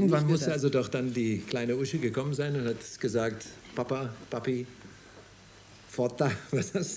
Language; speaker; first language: German; native; German